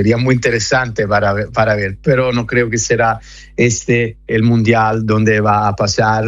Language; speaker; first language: Spanish; non-native, fluent; Italian